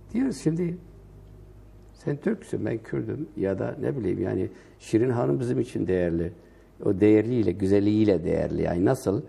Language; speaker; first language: Turkish; non-native, local second language; Kurdish